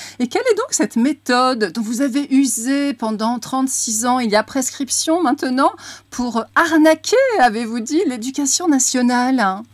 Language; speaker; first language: French; native; French